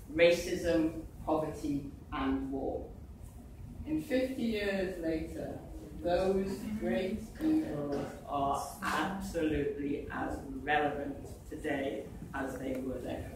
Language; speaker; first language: English; native; English